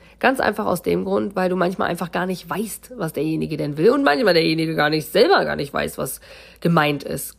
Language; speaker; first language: German; native; German